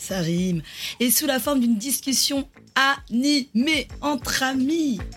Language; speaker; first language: French; native; French